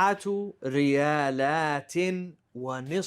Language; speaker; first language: Arabic; non-native, fluent; English